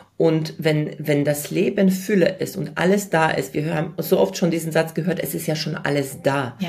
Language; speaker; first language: German; early bilingual, other home language; Polish